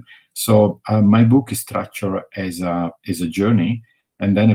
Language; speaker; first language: English; non-native, fluent; Italian